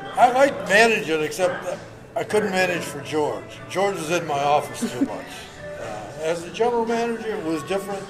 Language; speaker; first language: English; native; English